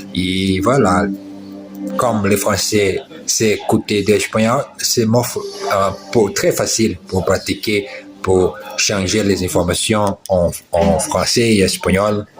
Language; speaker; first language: French; non-native, learner; Portuguese